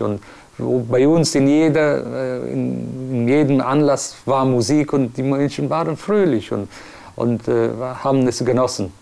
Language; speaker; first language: German; non-native, fluent; Persian